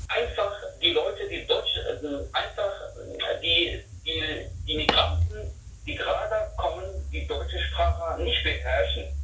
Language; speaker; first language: German; non-native, learner; Arabic